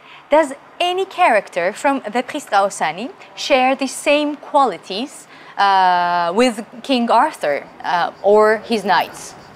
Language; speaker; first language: English; non-native, fluent; Georgian